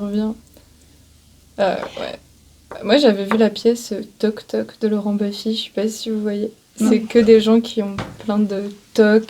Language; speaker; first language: French; native; French